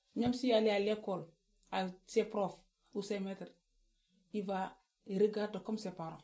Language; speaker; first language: French; non-native, local second language; Wolof